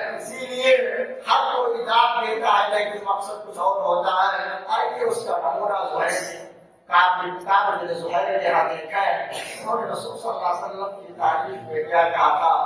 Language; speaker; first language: Urdu; native; Urdu